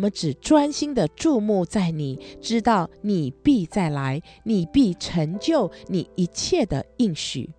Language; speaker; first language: Chinese; native; Chinese